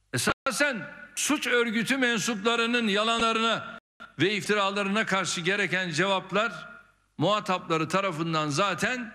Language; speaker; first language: Turkish; native; Turkish